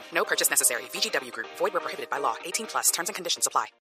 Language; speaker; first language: Spanish; native; Spanish